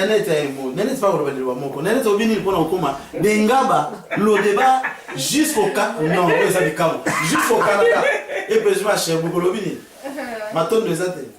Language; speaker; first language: French; non-native, local second language; Lingala